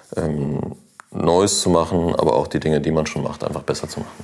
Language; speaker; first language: German; native; German